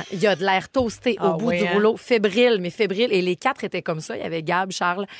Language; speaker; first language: French; native; French